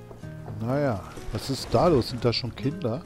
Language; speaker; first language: German; native; German